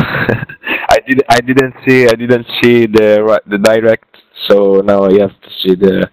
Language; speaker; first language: English; non-native, learner; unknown